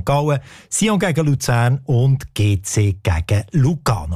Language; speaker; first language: German; native; German